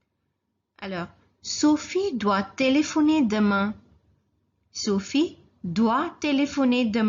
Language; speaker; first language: French; non-native, fluent; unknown